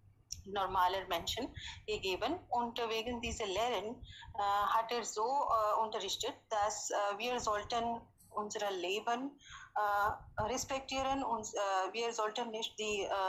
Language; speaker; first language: German; non-native, learner; Hindi